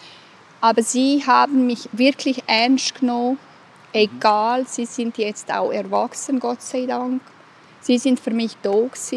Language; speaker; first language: German; non-native, fluent; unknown